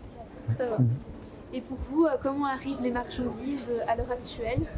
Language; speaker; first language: French; native; French